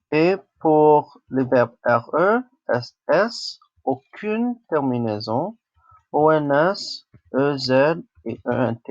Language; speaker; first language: French; non-native, local second language; English